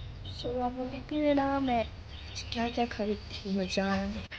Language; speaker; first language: Hindi; non-native, local second language; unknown